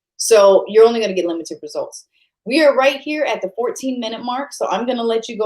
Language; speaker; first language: English; native; English